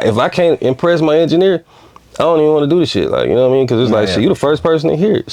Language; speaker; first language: English; native; English